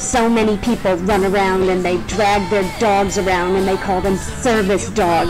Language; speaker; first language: English; native; English